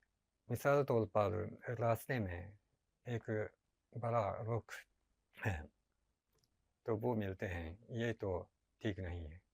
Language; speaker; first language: Hindi; non-native, learner; Japanese